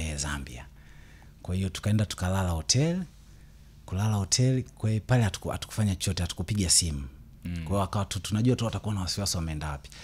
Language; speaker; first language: Swahili; native; Swahili